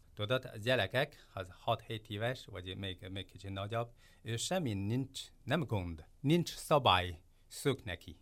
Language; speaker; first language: Hungarian; non-native, learner; Chinese